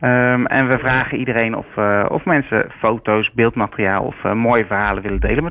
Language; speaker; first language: Dutch; native; Dutch